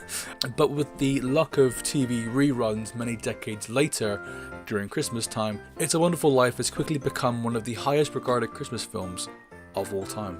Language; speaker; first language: English; native; English